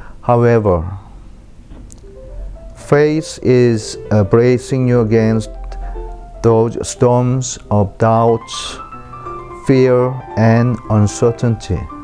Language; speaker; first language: English; non-native, fluent; Korean